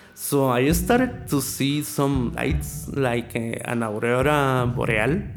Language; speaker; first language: English; non-native, learner; Spanish